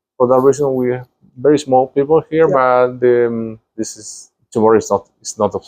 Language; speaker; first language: English; non-native, learner; Spanish